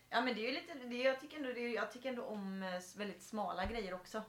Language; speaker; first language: Swedish; native; Swedish